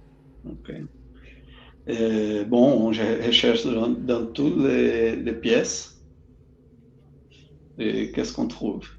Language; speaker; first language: French; non-native, fluent; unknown